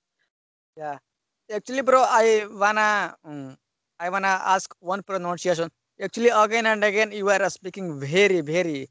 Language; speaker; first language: English; non-native, learner; Hindi